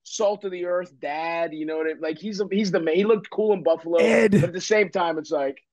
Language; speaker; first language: English; native; English